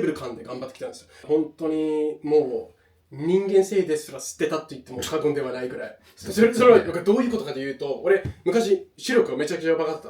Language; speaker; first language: Japanese; non-native, fluent; English